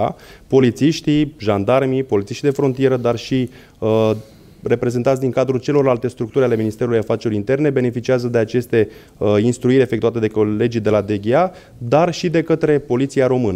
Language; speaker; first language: Romanian; native; Romanian